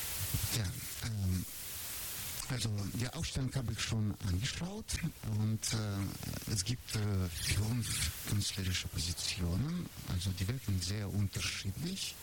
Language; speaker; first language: German; non-native, learner; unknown